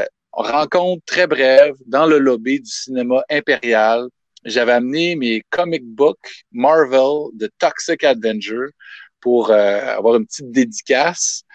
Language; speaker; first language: French; native; French